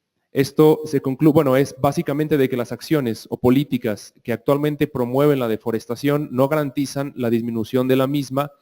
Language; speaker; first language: Spanish; native; Spanish